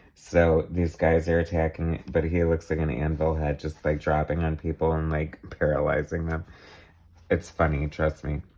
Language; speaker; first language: English; native; English